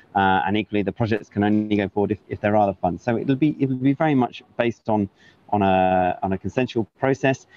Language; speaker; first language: English; native; English